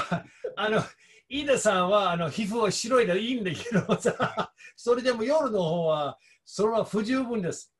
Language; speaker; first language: Japanese; non-native, fluent; English